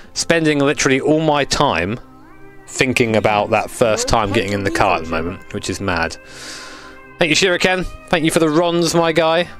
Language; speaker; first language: English; native; English